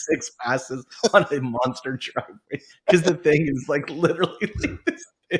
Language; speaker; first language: English; native; English